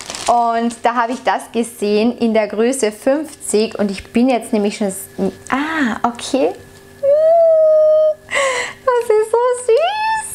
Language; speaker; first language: German; native; German